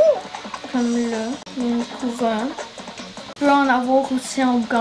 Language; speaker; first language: French; native; French